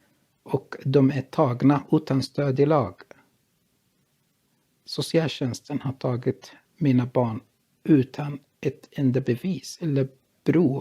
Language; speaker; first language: Swedish; non-native, fluent; Arabic